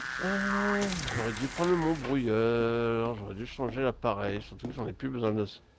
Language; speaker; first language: French; native; French